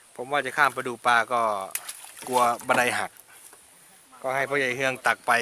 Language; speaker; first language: Thai; native; Thai